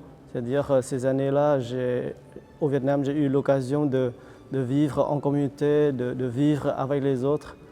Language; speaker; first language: French; non-native, fluent; Vietnamese